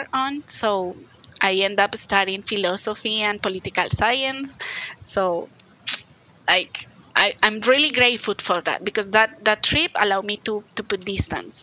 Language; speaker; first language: English; non-native, fluent; Spanish